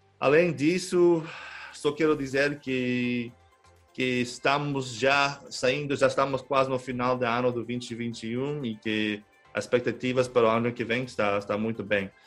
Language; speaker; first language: Portuguese; non-native, fluent; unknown